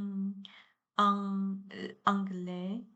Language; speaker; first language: French; non-native, learner; Chinese